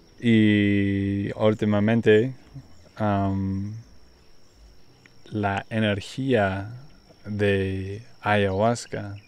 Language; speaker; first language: Spanish; non-native, learner; English